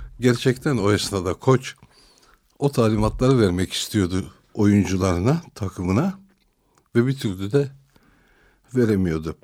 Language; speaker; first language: Turkish; non-native, local second language; Armenian